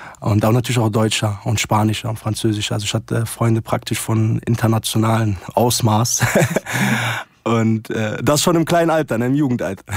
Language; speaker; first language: German; early bilingual, other home language; Arabic